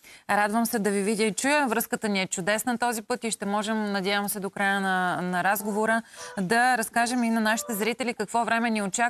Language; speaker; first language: Bulgarian; native; Bulgarian